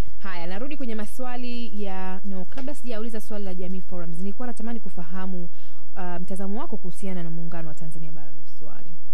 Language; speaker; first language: Swahili; native; Swahili